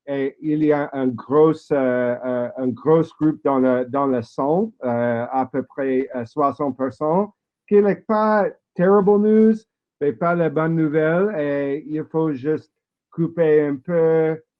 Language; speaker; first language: French; non-native, learner; English